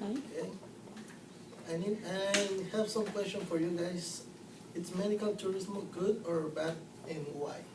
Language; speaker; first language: English; non-native, learner; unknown